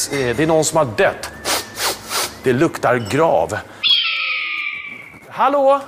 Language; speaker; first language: Swedish; native; Swedish